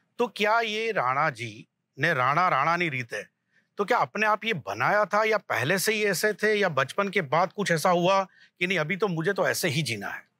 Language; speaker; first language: Hindi; non-native, local second language; Gujarati